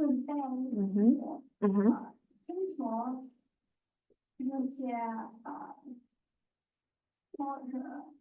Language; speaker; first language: Chinese; non-native, learner; English